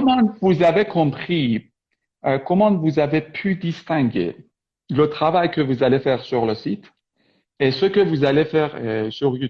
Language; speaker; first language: French; non-native, fluent; Persian